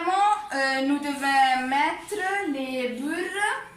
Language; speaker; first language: French; non-native, learner; Italian